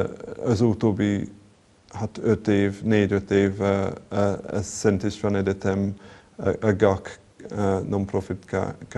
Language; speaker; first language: Hungarian; non-native, fluent; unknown